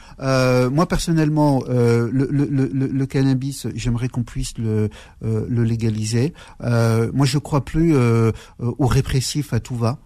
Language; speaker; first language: French; early bilingual, other home language; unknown